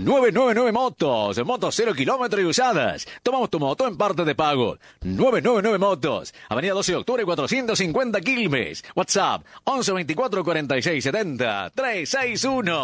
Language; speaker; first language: Spanish; native; Spanish